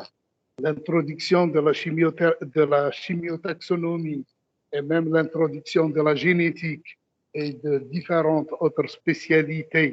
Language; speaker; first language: French; non-native, local second language; Arabic